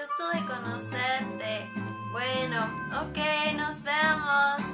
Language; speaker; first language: Spanish; early bilingual, heritage; Spanish